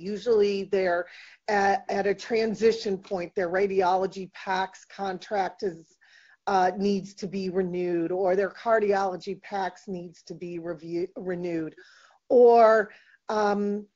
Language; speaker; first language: English; native; English